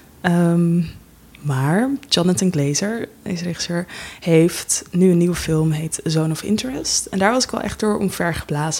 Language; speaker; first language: Dutch; native; Dutch